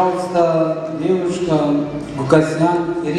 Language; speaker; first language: Russian; non-native, learner; Persian